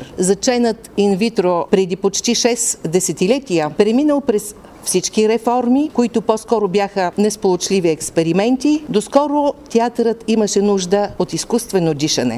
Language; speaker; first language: Bulgarian; native; Bulgarian